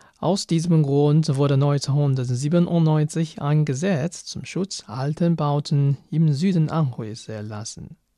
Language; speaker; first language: German; non-native, fluent; Chinese